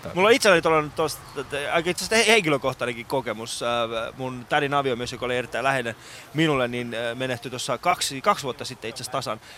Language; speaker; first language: Finnish; native; Finnish